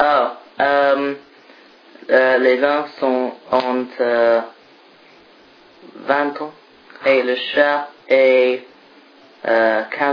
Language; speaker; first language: French; non-native, learner; English